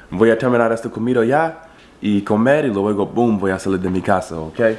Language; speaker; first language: Spanish; non-native, learner; English